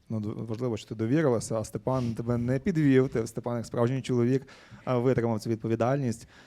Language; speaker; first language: Ukrainian; native; Ukrainian